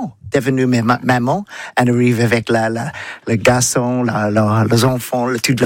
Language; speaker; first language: French; non-native, learner; English